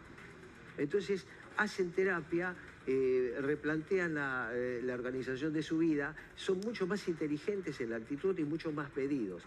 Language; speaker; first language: Spanish; native; Spanish